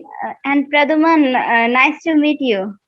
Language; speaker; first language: English; non-native, learner; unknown